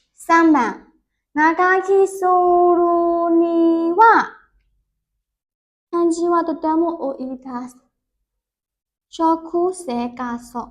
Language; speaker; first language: Japanese; non-native, learner; Burmese